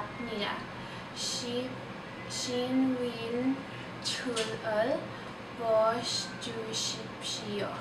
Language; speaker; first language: Korean; non-native, learner; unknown